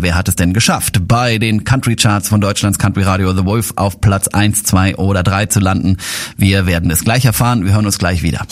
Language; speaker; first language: German; native; German